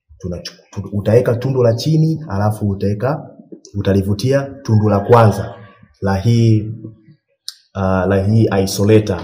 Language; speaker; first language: Swahili; native; Swahili